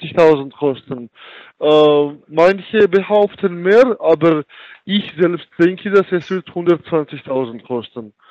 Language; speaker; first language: German; non-native, learner; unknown